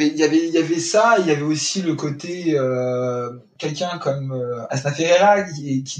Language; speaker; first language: French; native; French